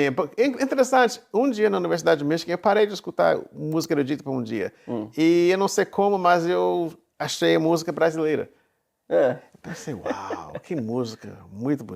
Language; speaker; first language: Portuguese; non-native, fluent; English